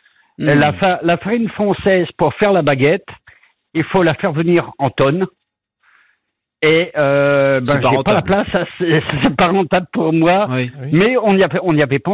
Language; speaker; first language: French; native; French